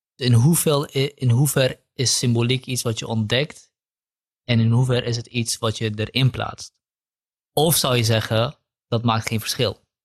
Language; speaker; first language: Dutch; early bilingual, other home language; Kurdish